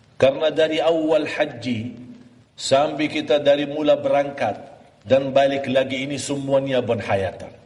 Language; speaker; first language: Malay; non-native, fluent; Arabic